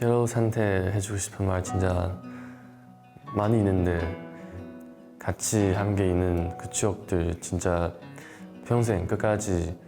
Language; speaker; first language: Korean; non-native, learner; Chinese